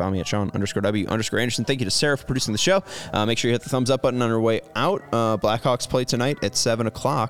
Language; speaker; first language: English; native; English